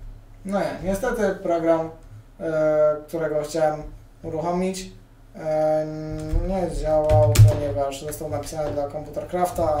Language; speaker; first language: Polish; native; Polish